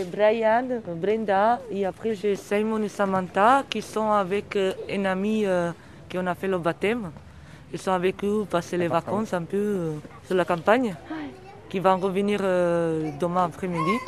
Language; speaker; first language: French; non-native, fluent; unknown